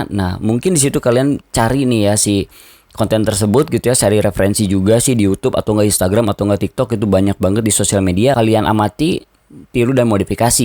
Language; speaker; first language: Indonesian; native; Indonesian